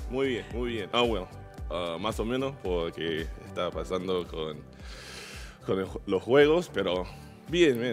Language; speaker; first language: Spanish; non-native, learner; English